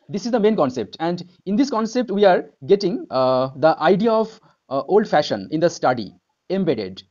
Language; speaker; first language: English; non-native, local second language; Bangla